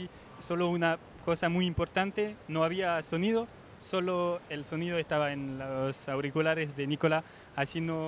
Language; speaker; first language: Spanish; non-native, fluent; French